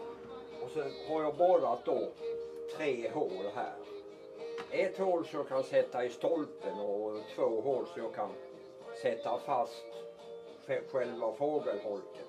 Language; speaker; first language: Swedish; native; Swedish